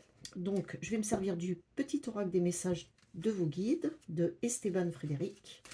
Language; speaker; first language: French; native; French